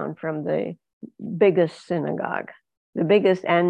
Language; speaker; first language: English; non-native, fluent; Ladino